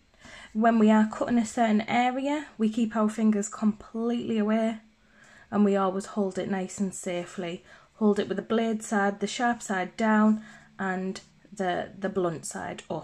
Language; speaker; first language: English; native; English